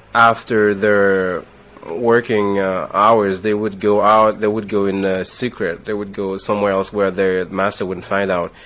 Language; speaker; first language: English; non-native, fluent; Haitian Creole